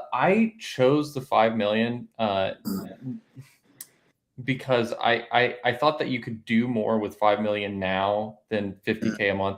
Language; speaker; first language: English; native; English